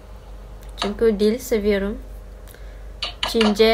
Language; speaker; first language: Turkish; non-native, learner; Malay